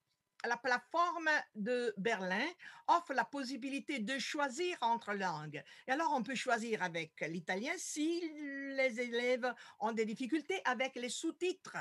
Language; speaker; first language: French; non-native, fluent; Italian